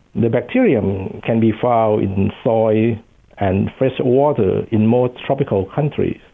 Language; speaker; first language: English; non-native, fluent; Thai